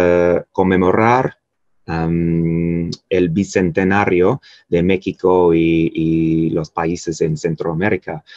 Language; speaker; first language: Spanish; non-native, fluent; English